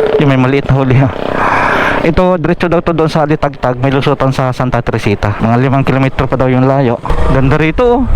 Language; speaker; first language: Filipino; native; Filipino